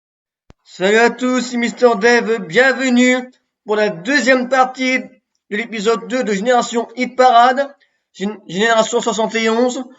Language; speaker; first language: French; native; French